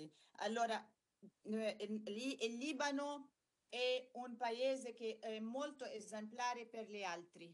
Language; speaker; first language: Italian; non-native, learner; Arabic